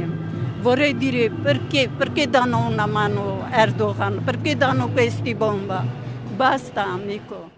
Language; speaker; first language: Italian; non-native, learner; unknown